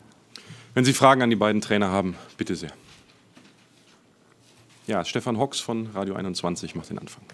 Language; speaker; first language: German; native; German